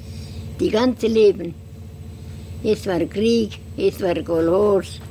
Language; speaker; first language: German; non-native, learner; Estonian